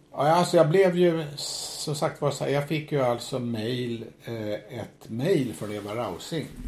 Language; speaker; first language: Swedish; native; Swedish